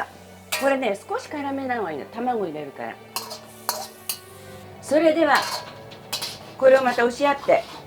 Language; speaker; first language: Japanese; early bilingual, other home language; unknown